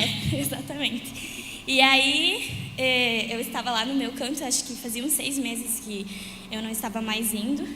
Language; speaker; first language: Portuguese; native; Portuguese